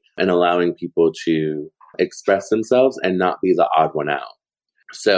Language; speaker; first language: English; native; English